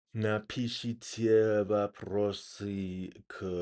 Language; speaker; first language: Russian; non-native, learner; English